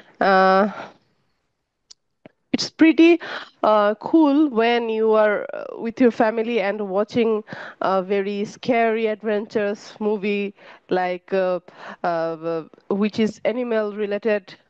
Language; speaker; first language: English; non-native, learner; Bangla